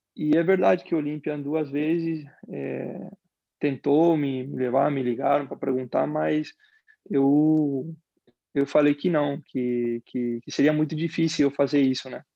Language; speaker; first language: Portuguese; non-native, fluent; Spanish